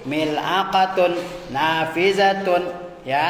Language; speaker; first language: Arabic; non-native, fluent; Indonesian